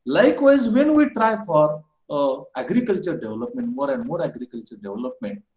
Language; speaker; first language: English; non-native, local second language; Marathi